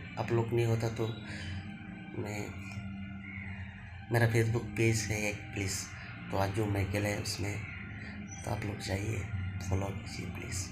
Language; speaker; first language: Hindi; non-native, local second language; Bangla